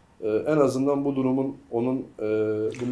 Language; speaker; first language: Turkish; native; Turkish